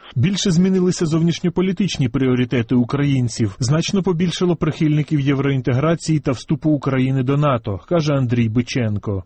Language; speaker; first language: Ukrainian; native; Ukrainian